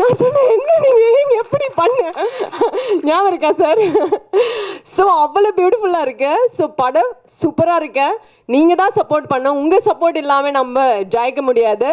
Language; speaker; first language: Tamil; non-native, local second language; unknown